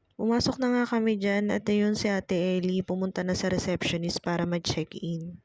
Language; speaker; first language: Filipino; native; Filipino